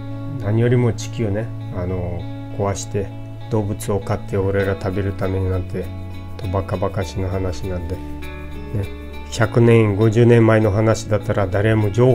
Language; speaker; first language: Japanese; non-native, fluent; Portuguese